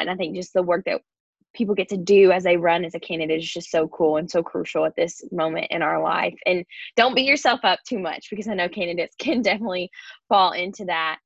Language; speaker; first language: English; native; English